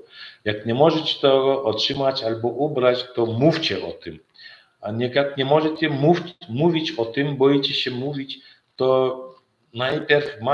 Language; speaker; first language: Polish; non-native, learner; Turkmen